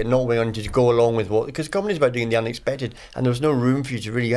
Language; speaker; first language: English; native; English